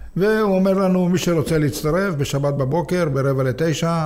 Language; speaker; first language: Hebrew; native; Hebrew